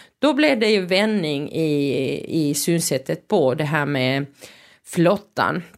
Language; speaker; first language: Swedish; non-native, local second language; Finnish